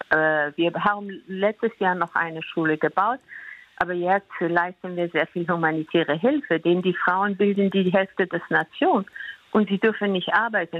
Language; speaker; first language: German; non-native, fluent; Persian